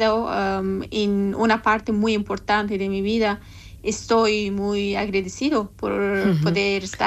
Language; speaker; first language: Spanish; non-native, learner; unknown